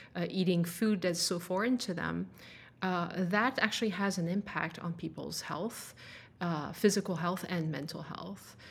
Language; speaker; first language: English; non-native, fluent; French